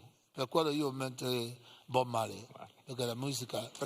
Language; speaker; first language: Italian; non-native, learner; English